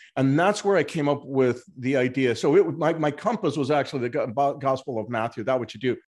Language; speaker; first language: English; native; English